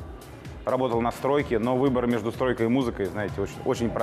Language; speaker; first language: Russian; native; Russian